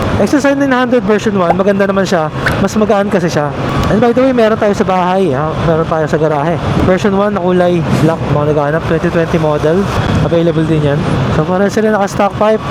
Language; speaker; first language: Filipino; native; Filipino